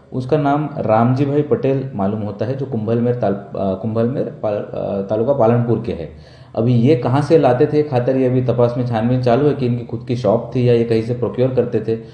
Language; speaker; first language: Hindi; non-native, local second language; Gujarati